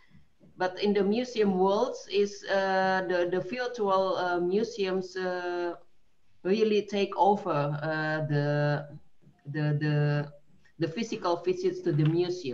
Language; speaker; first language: English; non-native, fluent; Indonesian